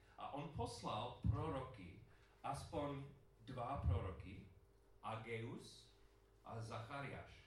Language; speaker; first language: Czech; non-native, learner; English